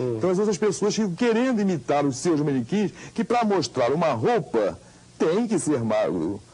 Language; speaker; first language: Portuguese; native; Portuguese